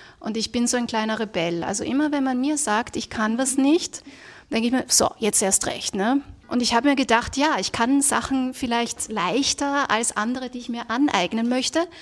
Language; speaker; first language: German; early bilingual, other home language; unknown